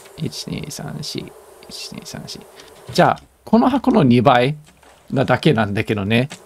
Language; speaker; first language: Japanese; native; Japanese